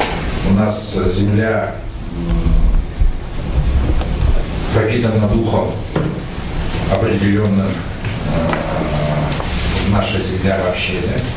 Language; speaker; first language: Russian; native; Russian